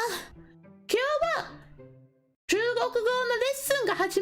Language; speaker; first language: Japanese; non-native, learner; English